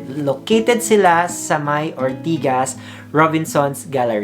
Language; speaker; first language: Filipino; native; Filipino